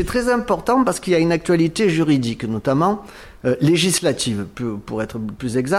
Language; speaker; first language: French; native; French